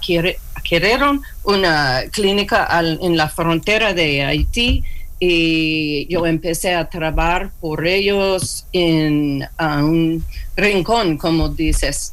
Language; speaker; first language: Spanish; non-native, learner; English